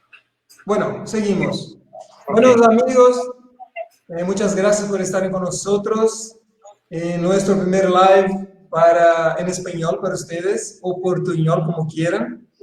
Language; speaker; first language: Spanish; non-native, fluent; Portuguese